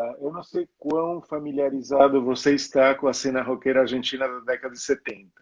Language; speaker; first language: Portuguese; non-native, fluent; Italian